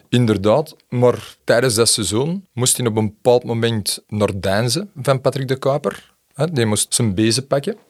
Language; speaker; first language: Dutch; native; Dutch